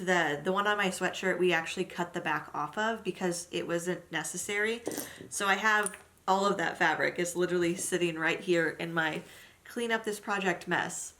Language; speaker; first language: English; native; English